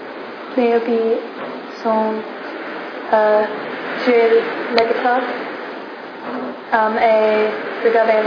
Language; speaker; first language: French; non-native, learner; English